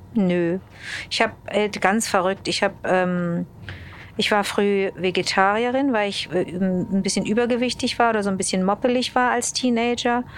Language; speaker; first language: German; native; German